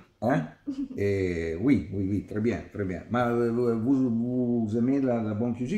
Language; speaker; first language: French; non-native, learner; Italian